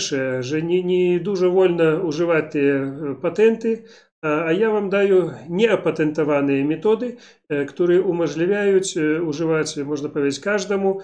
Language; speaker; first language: Polish; non-native, learner; Belarusian